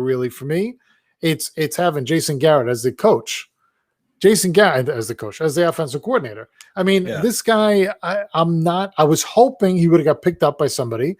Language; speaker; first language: English; native; English